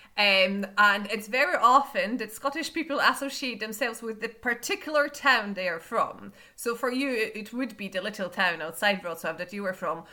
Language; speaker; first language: English; non-native, fluent; Polish